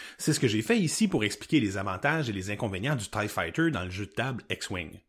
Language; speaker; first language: French; native; French